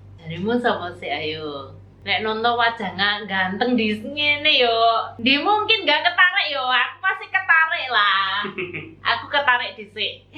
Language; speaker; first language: Javanese; native; Javanese